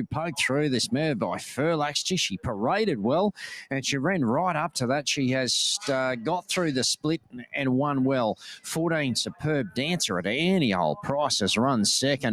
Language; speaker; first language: English; native; English